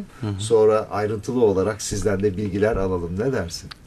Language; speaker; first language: Turkish; native; Turkish